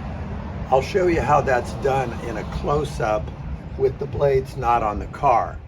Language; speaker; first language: English; native; English